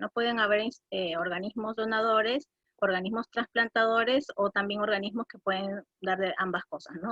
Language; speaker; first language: Spanish; native; Spanish